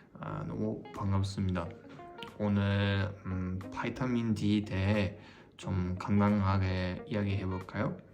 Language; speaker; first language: Korean; non-native, learner; German